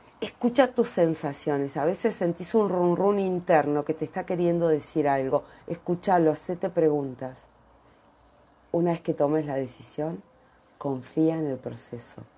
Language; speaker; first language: Spanish; native; Spanish